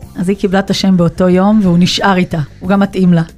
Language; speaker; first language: Hebrew; native; Hebrew